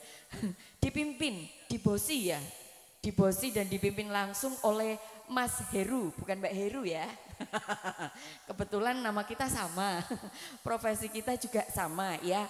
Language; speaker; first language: Indonesian; non-native, local second language; Javanese